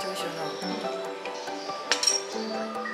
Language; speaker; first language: Japanese; native; Japanese